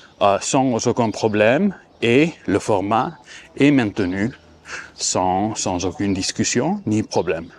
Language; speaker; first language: French; non-native, fluent; Spanish